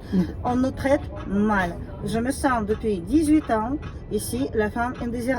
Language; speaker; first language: French; non-native, fluent; Russian